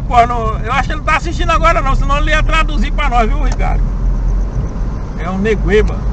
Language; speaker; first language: Portuguese; native; Portuguese